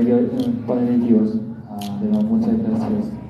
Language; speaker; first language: Spanish; non-native, learner; Korean